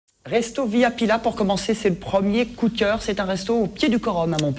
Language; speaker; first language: French; native; French